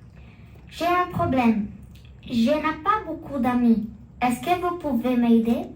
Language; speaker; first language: French; non-native, learner; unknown